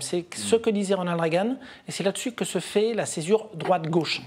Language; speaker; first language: French; native; French